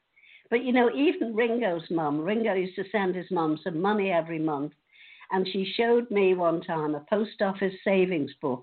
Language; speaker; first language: English; native; English